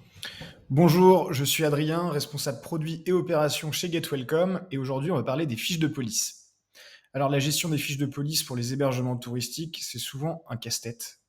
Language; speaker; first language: French; native; French